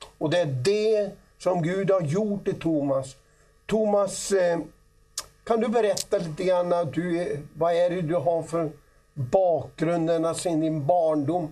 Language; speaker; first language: Swedish; native; Swedish